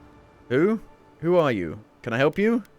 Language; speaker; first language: English; native; English